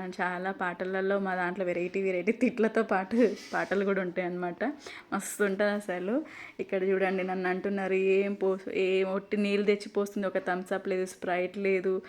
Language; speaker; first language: Telugu; non-native, local second language; Lambadi